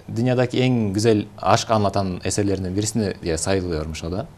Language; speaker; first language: Turkish; non-native, fluent; Kyrgyz